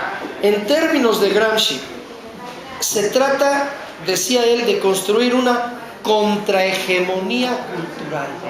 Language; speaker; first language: Spanish; native; Spanish